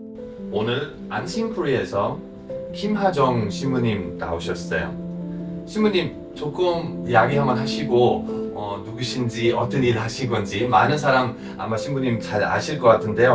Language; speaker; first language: Korean; non-native, fluent; German